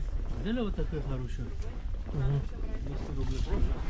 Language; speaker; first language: Russian; non-native, local second language; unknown